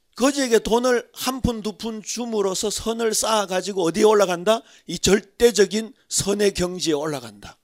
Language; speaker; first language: Korean; native; Korean